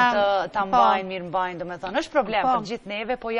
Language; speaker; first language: Albanian; native; Albanian